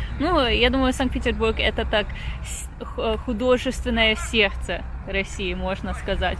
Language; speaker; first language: Russian; non-native, learner; English